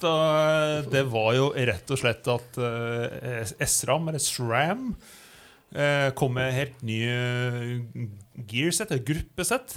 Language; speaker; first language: Norwegian; non-native, fluent; English